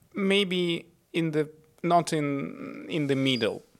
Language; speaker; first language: English; non-native, fluent; Russian